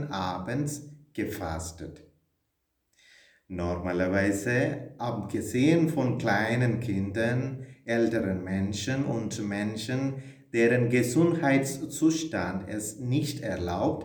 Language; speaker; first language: German; non-native, fluent; Malayalam